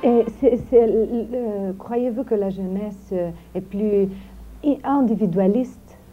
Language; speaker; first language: French; non-native, fluent; Portuguese